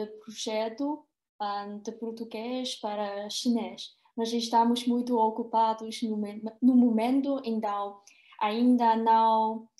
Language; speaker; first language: Portuguese; non-native, fluent; Chinese